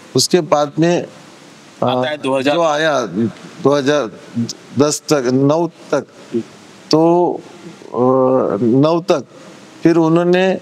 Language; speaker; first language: Hindi; non-native, local second language; Marathi